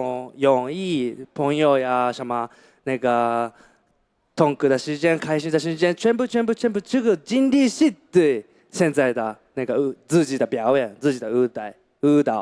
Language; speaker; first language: Chinese; non-native, learner; Japanese